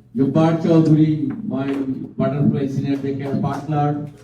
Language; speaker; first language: English; non-native, local second language; Bangla